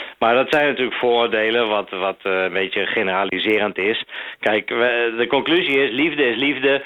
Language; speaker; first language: Dutch; native; Dutch